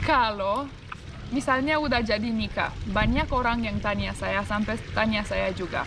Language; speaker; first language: Indonesian; non-native, fluent; Romanian